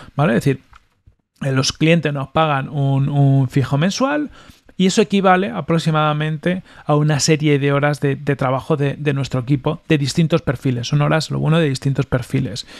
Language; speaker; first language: Spanish; native; Spanish